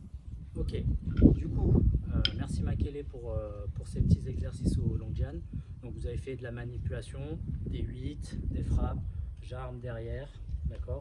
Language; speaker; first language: French; native; French